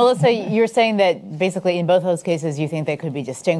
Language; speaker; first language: English; native; English